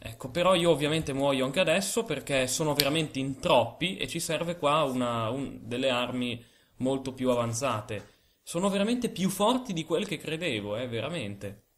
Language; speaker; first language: Italian; native; Italian